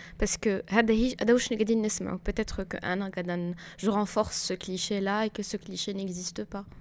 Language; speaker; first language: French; non-native, local second language; Arabic